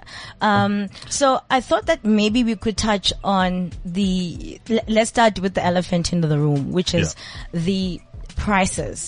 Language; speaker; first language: English; non-native, local second language; Zulu